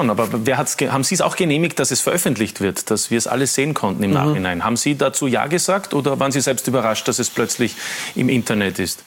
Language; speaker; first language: German; native; German